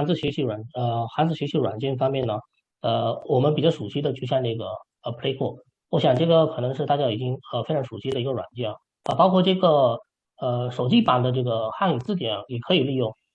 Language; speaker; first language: Chinese; native; Chinese